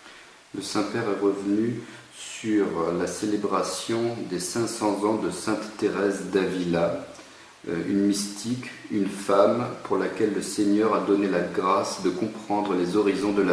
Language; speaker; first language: French; native; French